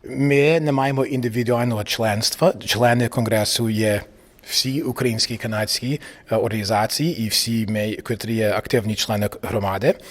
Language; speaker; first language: Ukrainian; early bilingual, heritage; English